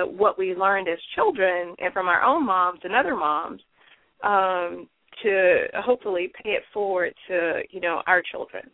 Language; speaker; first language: English; native; English